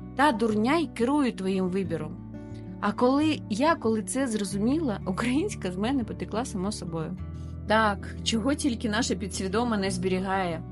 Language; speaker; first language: Ukrainian; non-native, local second language; Russian